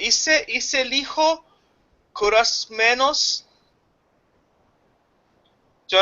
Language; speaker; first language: Greek; non-native, learner; English